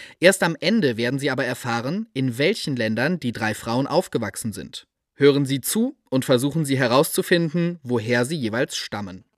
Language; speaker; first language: German; native; German